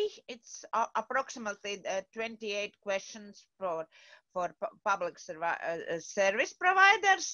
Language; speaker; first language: English; non-native, learner; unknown